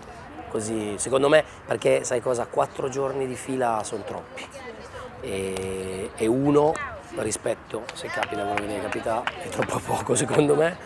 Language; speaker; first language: Italian; native; Italian